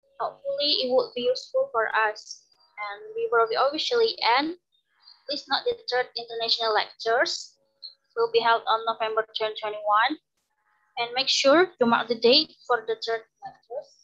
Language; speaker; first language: English; non-native, learner; Indonesian